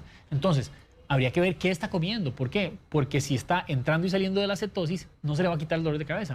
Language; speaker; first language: Spanish; native; Spanish